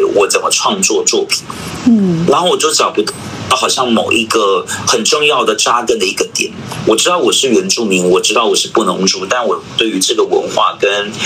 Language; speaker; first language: Chinese; native; Chinese